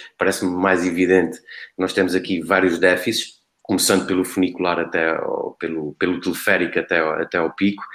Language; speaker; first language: Portuguese; native; Portuguese